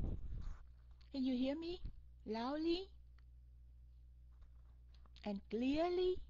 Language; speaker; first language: English; non-native, fluent; Vietnamese